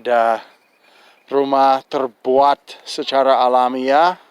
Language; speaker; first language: Indonesian; non-native, fluent; English